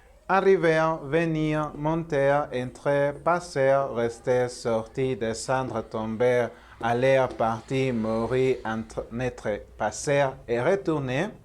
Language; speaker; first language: French; non-native, learner; Spanish